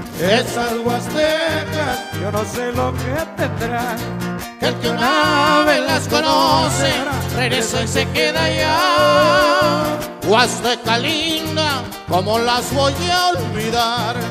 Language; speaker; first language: Spanish; native; Spanish